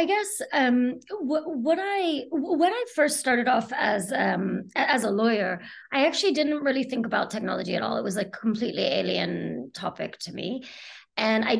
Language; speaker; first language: English; native; English